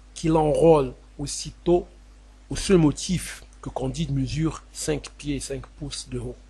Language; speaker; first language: French; non-native, local second language; Arabic